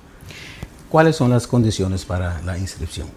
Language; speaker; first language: Spanish; non-native, learner; Papiamento